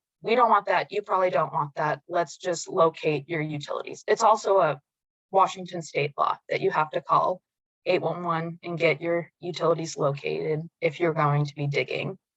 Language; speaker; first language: English; native; English